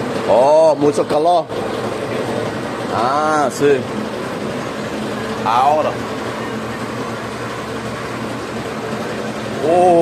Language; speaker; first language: Spanish; non-native, learner; English